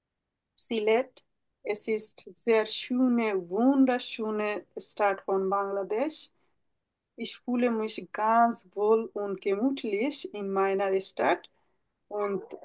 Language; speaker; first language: German; non-native, learner; Bangla